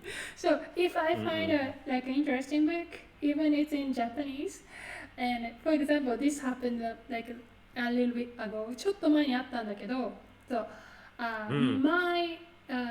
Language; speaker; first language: English; non-native, fluent; Japanese